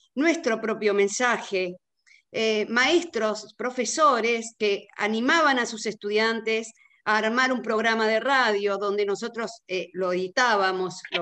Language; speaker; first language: Spanish; native; Spanish